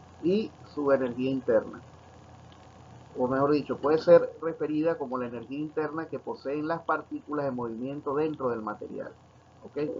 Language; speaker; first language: Spanish; native; Spanish